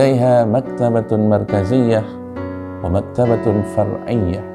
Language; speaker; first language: Arabic; non-native, fluent; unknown